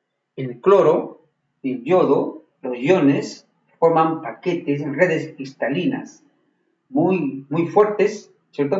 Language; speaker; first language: Spanish; native; Spanish